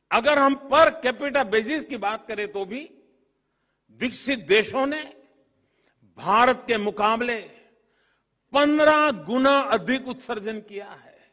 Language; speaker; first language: Hindi; non-native, local second language; Gujarati